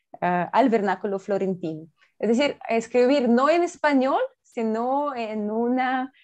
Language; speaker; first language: Spanish; non-native, fluent; Russian